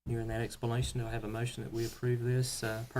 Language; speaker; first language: English; native; English